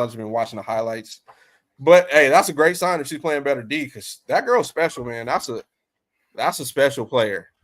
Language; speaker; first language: English; native; English